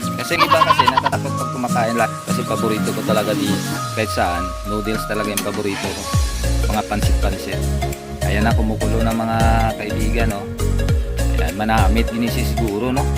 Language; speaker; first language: Filipino; non-native, local second language; Hiligaynon